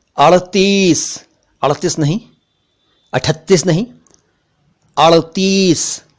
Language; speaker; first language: Hindi; native; Hindi